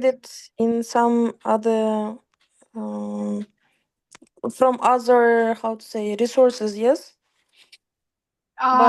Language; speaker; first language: English; non-native, fluent; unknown